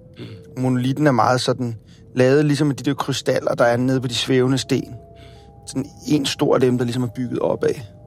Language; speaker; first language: Danish; native; Danish